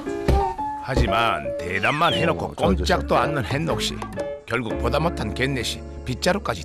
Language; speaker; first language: Korean; native; Korean